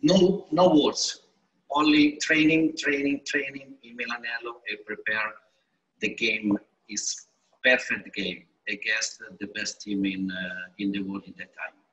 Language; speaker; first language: English; non-native, learner; Italian